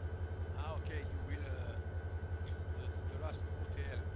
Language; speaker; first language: English; non-native, learner; French